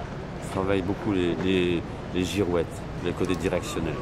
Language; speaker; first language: French; native; French